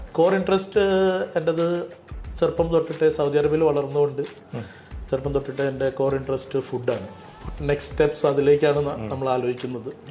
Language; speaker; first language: Malayalam; early bilingual, heritage; Malayalam